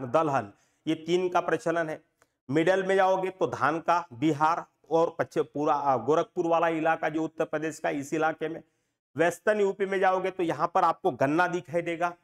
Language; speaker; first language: Hindi; non-native, local second language; Marathi